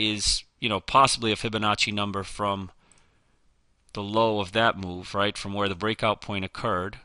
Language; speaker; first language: English; native; English